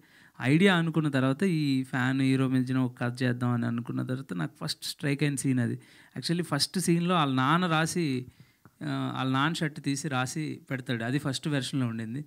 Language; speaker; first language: Telugu; native; Telugu